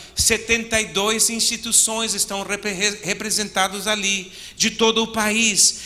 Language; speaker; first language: Portuguese; non-native, fluent; English